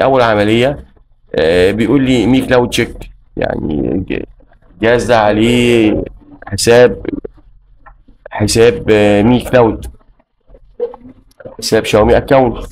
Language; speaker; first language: Arabic; native; Arabic